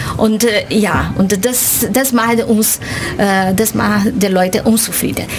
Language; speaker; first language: German; non-native, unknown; Portuguese